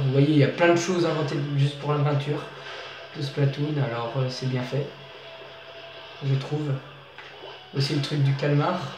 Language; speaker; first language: French; native; French